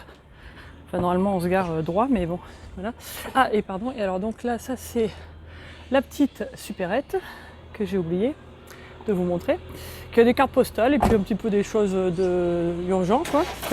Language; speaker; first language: French; native; French